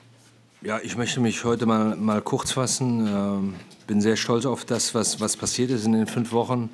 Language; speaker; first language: German; native; German